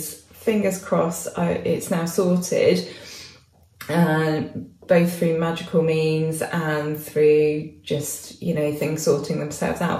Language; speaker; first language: English; native; English